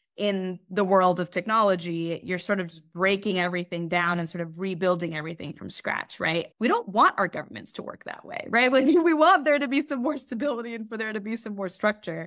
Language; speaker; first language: English; native; English